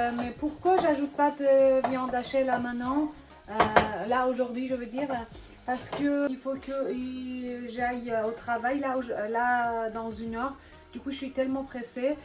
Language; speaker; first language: French; non-native, fluent; Persian